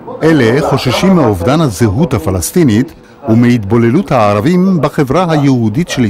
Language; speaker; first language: Hebrew; native; Hebrew